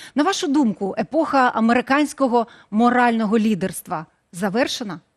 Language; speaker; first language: Ukrainian; native; Ukrainian